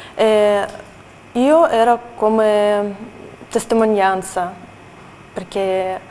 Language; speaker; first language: Italian; non-native, fluent; Russian